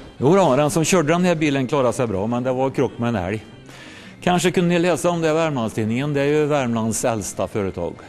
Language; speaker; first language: Swedish; native; Swedish